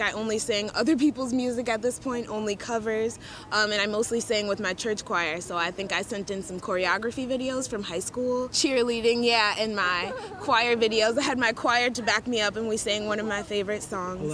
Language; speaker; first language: English; native; English